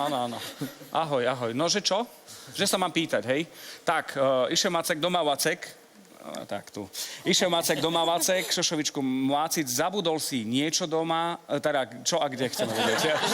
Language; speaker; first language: Slovak; native; Slovak